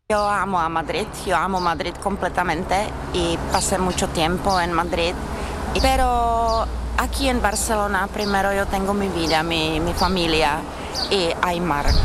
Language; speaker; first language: Spanish; non-native, learner; Czech